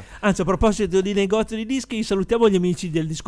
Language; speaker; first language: Italian; native; Italian